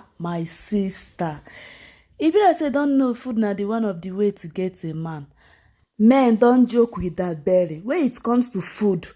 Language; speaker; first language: Nigerian Pidgin; non-native, local second language; Igbo